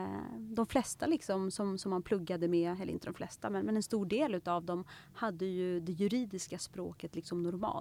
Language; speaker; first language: Swedish; early bilingual, other home language; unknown